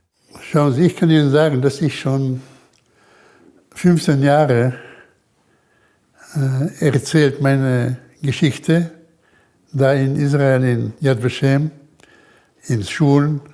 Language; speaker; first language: German; early bilingual, heritage; German